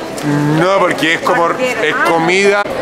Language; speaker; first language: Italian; non-native, learner; Spanish